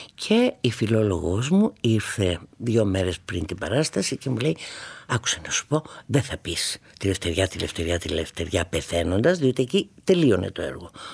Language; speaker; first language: Greek; native; Greek